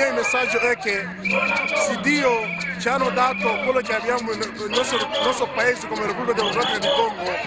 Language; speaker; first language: Italian; non-native, learner; Lingala